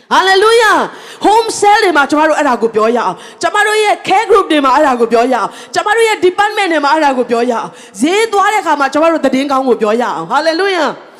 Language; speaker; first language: Burmese; non-native, local second language; Tedim Chin